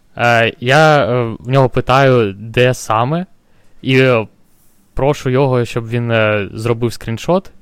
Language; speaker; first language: Ukrainian; non-native, local second language; Russian